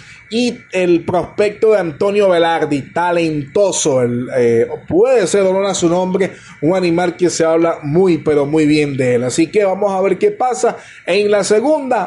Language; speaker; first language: Spanish; native; Spanish